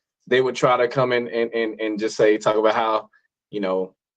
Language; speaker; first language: English; native; English